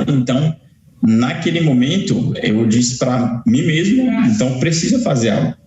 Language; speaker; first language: Portuguese; non-native, fluent; Haitian Creole